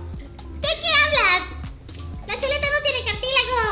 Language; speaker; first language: Spanish; native; Spanish